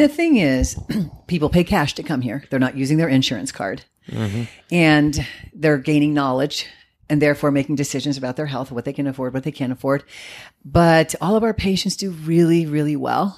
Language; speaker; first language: English; native; English